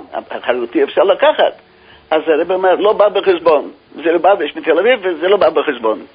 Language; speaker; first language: Hebrew; non-native, fluent; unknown